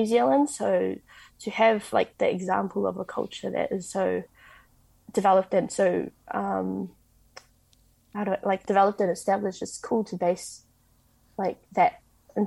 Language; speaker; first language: English; native; English